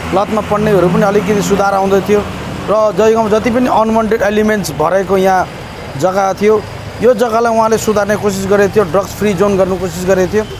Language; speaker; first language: Nepali; native; Nepali